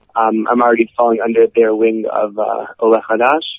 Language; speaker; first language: English; native; English